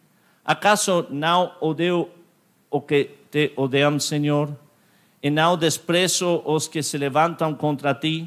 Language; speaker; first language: Portuguese; non-native, fluent; English